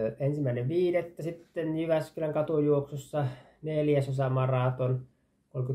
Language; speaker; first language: Finnish; native; Finnish